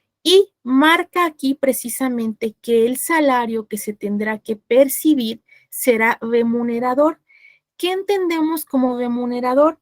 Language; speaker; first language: Spanish; native; Spanish